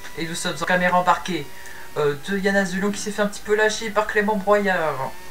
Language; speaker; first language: French; native; French